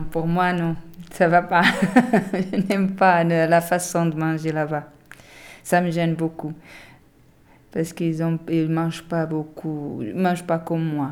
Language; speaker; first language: French; non-native, learner; Portuguese